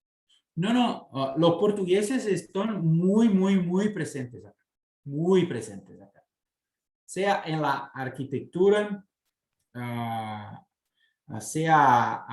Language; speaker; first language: Spanish; non-native, fluent; Portuguese